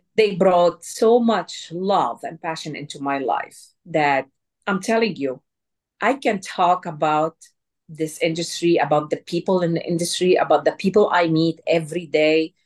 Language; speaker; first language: English; non-native, fluent; Arabic